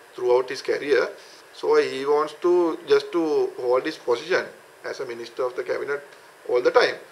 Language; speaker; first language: English; non-native, local second language; Sinhala